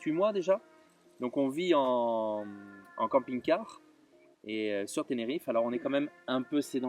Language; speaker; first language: French; native; French